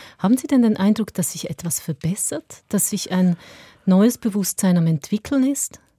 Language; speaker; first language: German; native; German